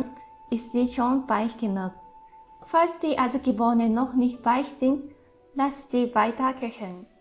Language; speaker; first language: German; non-native, fluent; Japanese